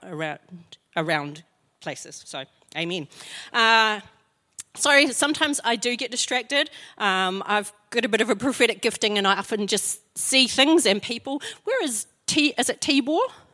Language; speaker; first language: English; native; English